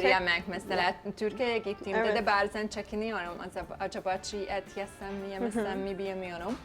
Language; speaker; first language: Turkish; non-native, fluent; Hungarian